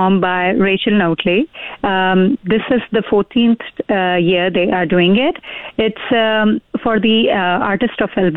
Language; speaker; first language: English; non-native, local second language; Urdu